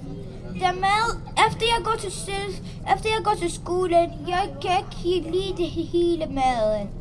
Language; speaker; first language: Danish; early bilingual, other home language; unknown